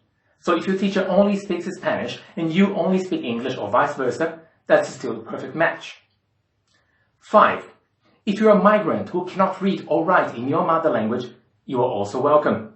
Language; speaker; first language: English; non-native, fluent; Portuguese